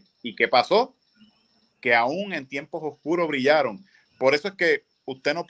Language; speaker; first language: Spanish; native; Spanish